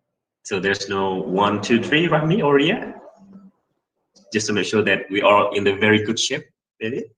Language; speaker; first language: English; non-native, fluent; Indonesian